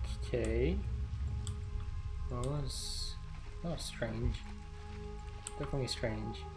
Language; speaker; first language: English; native; English